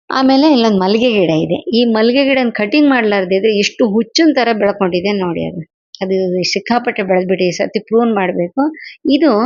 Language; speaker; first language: Kannada; native; Kannada